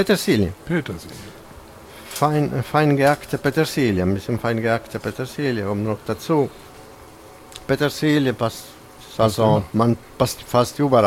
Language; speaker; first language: German; non-native, fluent; Italian